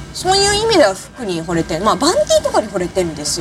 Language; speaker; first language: Japanese; early bilingual, heritage; Japanese